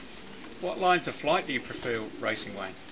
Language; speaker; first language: English; native; English